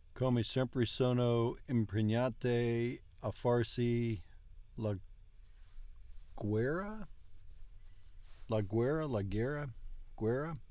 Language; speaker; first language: Italian; non-native, learner; English